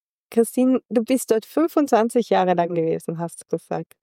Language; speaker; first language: German; native; German